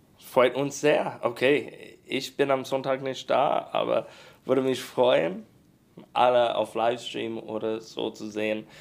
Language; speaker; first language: German; non-native, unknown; English